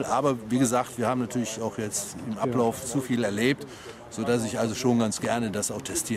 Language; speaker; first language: German; native; German